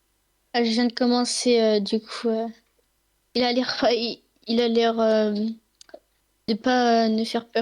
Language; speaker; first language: French; native; French